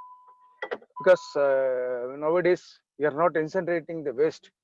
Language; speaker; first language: English; non-native, local second language; Tamil